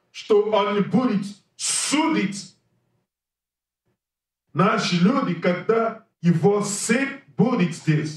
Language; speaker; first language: Russian; non-native, learner; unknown